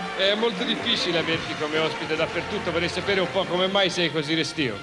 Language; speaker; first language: Italian; native; Italian